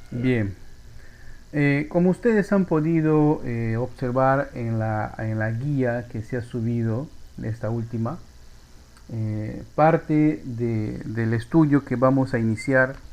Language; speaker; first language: Spanish; native; Spanish